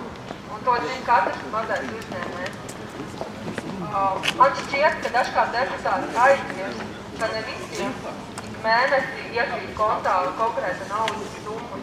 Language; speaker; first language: Latvian; native; Latvian